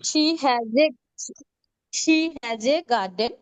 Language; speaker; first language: English; non-native, learner; Telugu